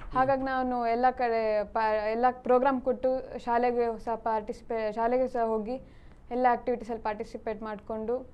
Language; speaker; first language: Kannada; native; Kannada